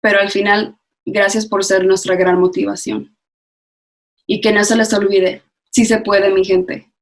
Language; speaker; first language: Spanish; early bilingual, other home language; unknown